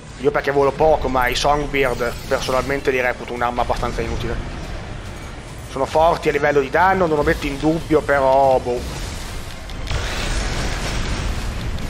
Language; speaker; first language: Italian; native; Italian